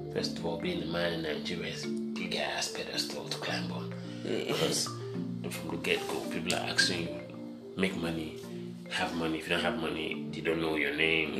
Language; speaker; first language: English; non-native, local second language; Yoruba